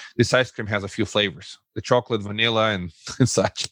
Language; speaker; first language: English; non-native, fluent; Russian